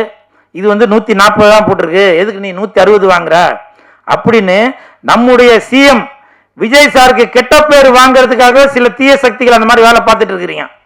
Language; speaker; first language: Tamil; native; Tamil